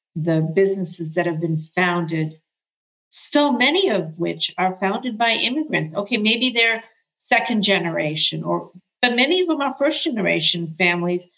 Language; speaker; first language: English; early bilingual, other home language; Arabic